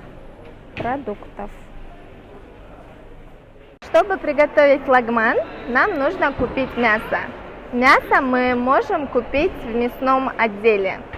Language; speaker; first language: Russian; non-native, fluent; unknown